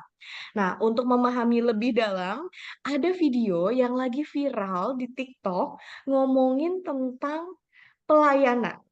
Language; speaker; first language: Indonesian; native; Indonesian